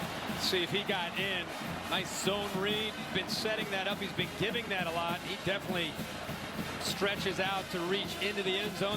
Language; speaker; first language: English; native; English